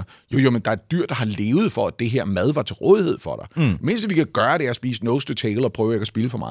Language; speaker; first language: Danish; native; Danish